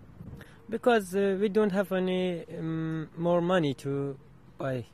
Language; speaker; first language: English; non-native, learner; Arabic